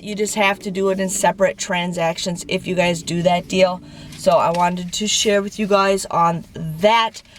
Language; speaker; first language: English; native; English